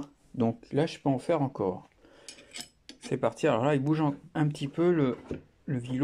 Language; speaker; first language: French; native; French